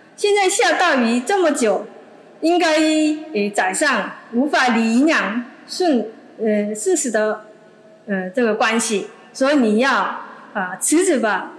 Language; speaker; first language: Chinese; non-native, fluent; Korean